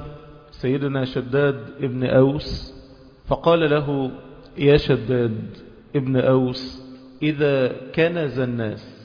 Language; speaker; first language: Arabic; native; Arabic